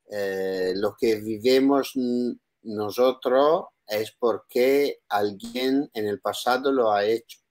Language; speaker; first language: Spanish; non-native, learner; Italian